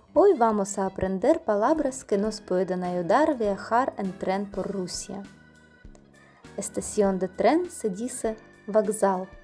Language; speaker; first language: Spanish; non-native, fluent; Russian